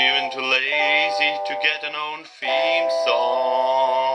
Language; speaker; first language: English; non-native, fluent; German